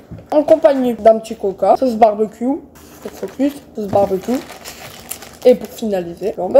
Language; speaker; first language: French; native; French